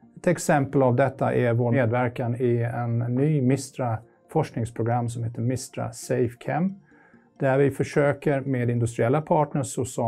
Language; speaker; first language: Swedish; non-native, fluent; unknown